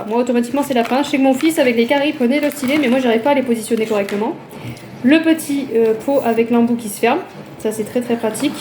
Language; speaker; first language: French; native; French